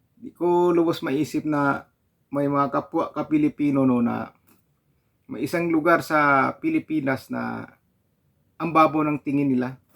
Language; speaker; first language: Filipino; non-native, local second language; Cebuano